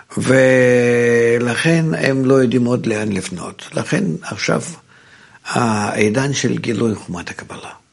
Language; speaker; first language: Hebrew; non-native, fluent; Russian